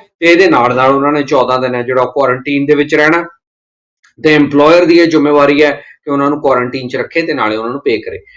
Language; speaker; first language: Punjabi; native; Punjabi